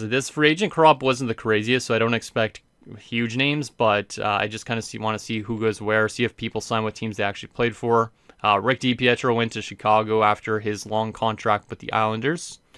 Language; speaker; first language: English; native; English